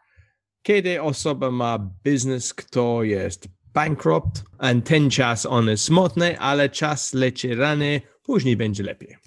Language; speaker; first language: Polish; non-native, learner; English